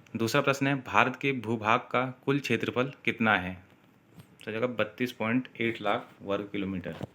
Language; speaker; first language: Hindi; native; Hindi